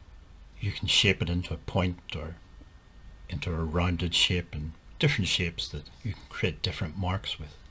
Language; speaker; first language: English; native; English